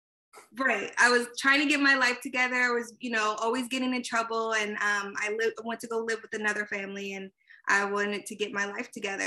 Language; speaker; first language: English; native; English